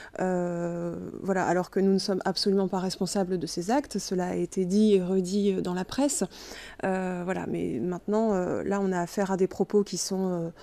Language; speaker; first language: French; native; French